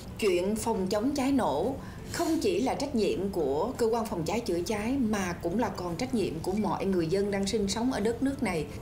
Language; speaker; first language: Vietnamese; native; Vietnamese